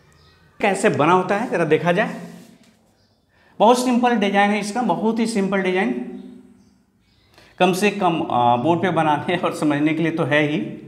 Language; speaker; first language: Hindi; native; Hindi